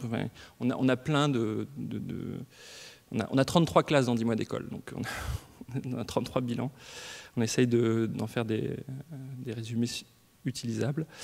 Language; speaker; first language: French; native; French